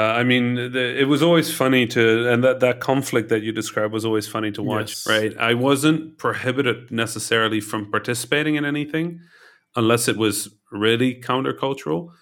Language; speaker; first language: English; early bilingual, heritage; Dutch